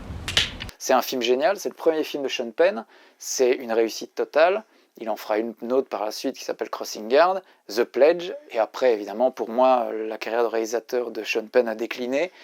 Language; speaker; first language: French; native; French